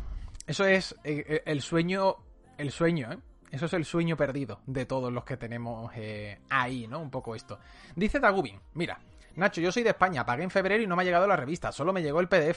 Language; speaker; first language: Spanish; native; Spanish